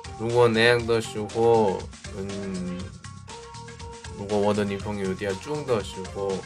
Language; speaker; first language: Chinese; non-native, learner; Korean